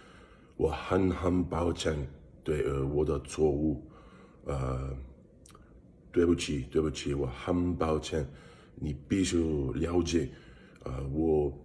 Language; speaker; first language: Chinese; non-native, learner; English